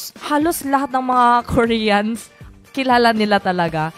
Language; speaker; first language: Filipino; non-native, fluent; Korean